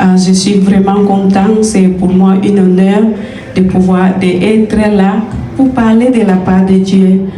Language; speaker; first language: French; non-native, fluent; Spanish